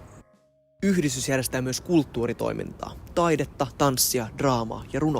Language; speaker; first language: Finnish; native; Finnish